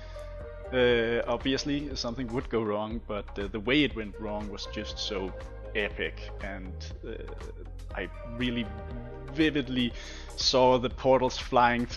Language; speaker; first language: English; non-native, fluent; Danish